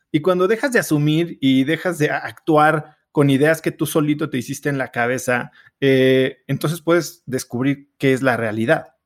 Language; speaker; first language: Spanish; native; Spanish